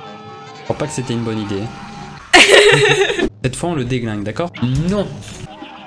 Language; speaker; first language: French; native; French